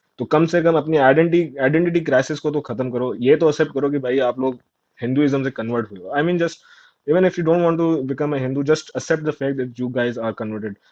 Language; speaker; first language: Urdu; non-native, local second language; Sindhi